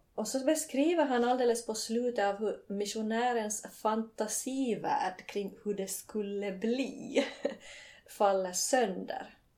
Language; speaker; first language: Swedish; native; Swedish